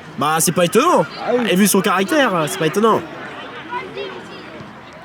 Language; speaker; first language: French; native; French